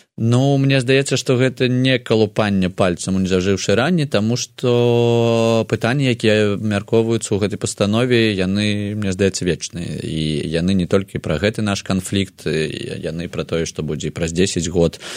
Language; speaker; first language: Belarusian; non-native, local second language; Russian